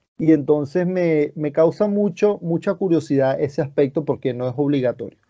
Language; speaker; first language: Spanish; native; Spanish